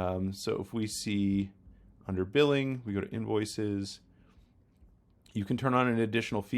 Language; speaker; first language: English; native; English